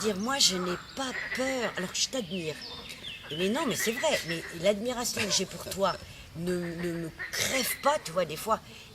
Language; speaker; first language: French; native; French